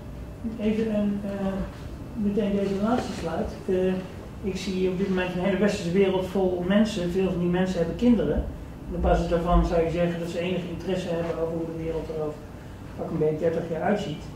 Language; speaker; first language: Dutch; native; Dutch